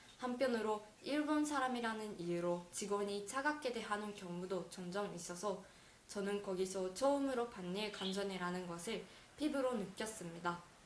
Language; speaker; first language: Korean; non-native, fluent; Japanese